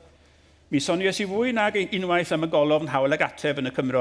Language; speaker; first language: Welsh; native; Welsh